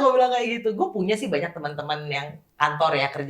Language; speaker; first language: Indonesian; native; Indonesian